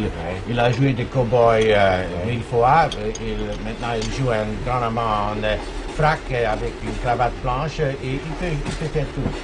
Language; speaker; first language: French; non-native, fluent; German